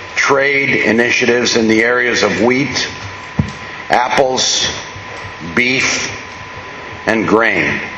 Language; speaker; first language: English; early bilingual, other home language; Spanish